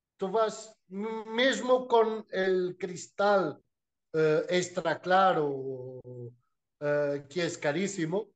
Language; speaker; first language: Spanish; non-native, fluent; Portuguese